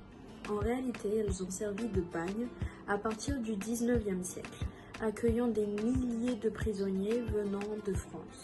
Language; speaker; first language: French; native; French